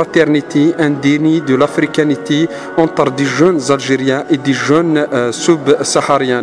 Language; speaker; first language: French; non-native, local second language; Arabic